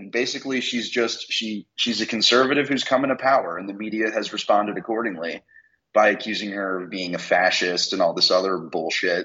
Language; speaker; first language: English; native; English